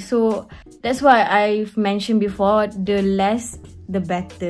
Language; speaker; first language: English; non-native, local second language; Malay